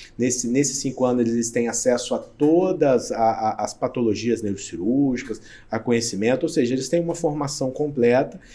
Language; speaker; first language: Portuguese; native; Portuguese